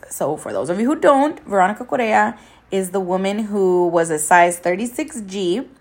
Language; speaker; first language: English; early bilingual, other home language; Spanish